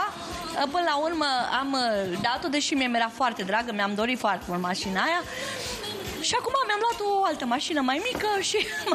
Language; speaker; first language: Romanian; native; Romanian